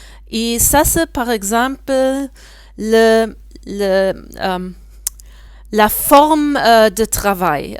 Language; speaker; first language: French; non-native, learner; German